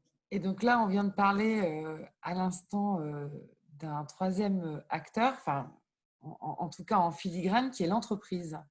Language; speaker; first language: French; native; French